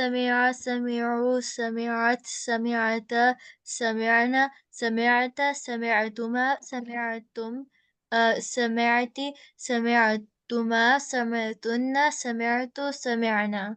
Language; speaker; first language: Arabic; non-native, learner; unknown